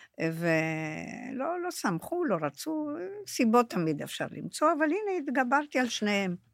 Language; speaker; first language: Hebrew; non-native, fluent; Romanian